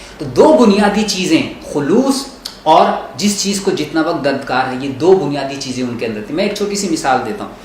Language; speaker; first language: Urdu; native; Urdu